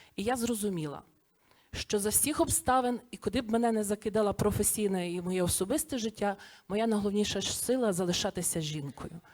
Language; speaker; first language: Ukrainian; native; Ukrainian